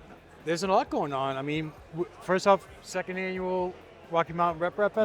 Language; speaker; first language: English; native; English